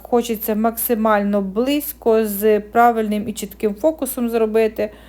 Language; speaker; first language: Ukrainian; native; Ukrainian